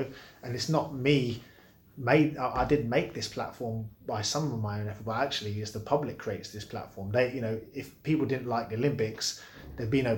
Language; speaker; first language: English; native; English